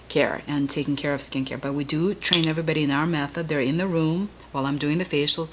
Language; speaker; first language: English; non-native, fluent; Russian